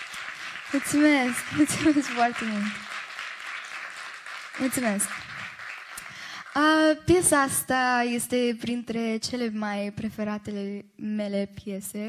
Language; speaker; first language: Romanian; early bilingual, heritage; Romanian